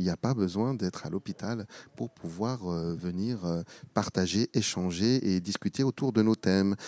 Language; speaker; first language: French; native; French